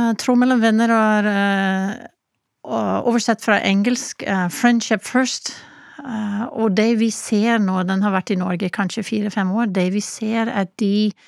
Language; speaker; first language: Norwegian; non-native, fluent; English